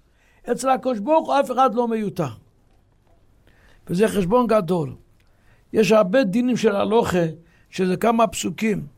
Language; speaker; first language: Hebrew; non-native, local second language; Yiddish